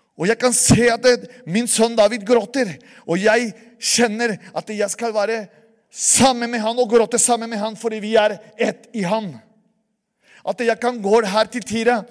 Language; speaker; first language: Norwegian; non-native, fluent; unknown